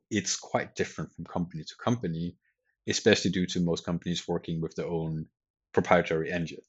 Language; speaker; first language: English; non-native, fluent; Danish